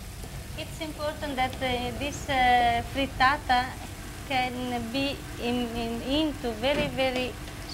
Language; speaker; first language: English; non-native, learner; Italian